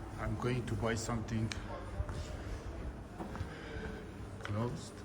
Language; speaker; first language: English; non-native, learner; Persian